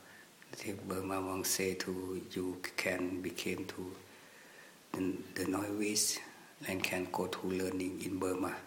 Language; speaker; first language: English; non-native, learner; Thai